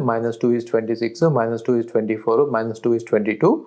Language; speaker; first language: English; non-native, local second language; Telugu